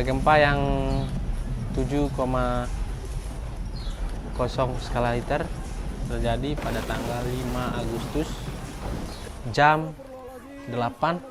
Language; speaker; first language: Indonesian; non-native, local second language; Sasak